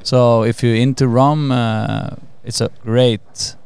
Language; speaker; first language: English; non-native, fluent; Swedish